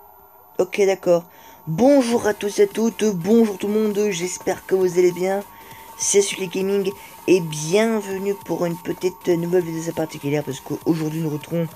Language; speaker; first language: French; native; French